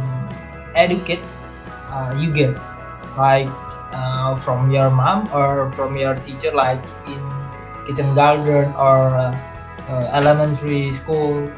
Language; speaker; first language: English; non-native, learner; Indonesian